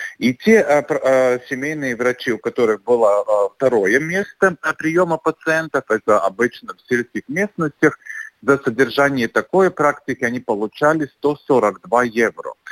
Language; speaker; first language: Russian; non-native, local second language; Latvian